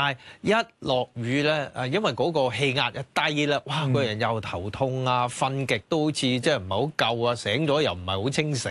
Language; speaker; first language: Cantonese; native; Cantonese